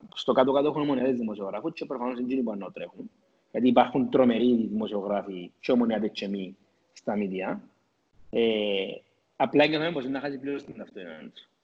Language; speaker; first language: Greek; native; Greek